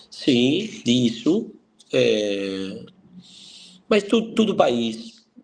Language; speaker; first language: Portuguese; non-native, fluent; Spanish